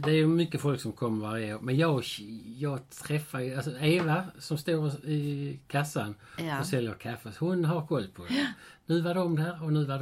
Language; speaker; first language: Swedish; native; Swedish